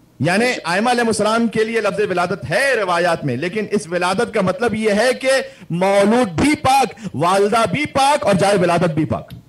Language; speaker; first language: Urdu; native; Urdu